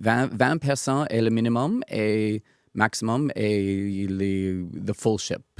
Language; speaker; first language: French; non-native, learner; English